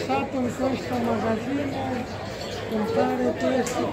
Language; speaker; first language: Italian; non-native, learner; Filipino